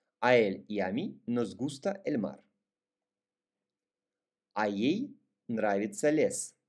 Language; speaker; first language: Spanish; non-native, fluent; Russian